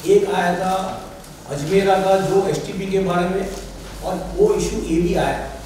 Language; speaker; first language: Hindi; non-native, local second language; Marathi